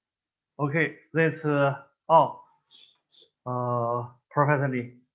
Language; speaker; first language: English; non-native, learner; Chinese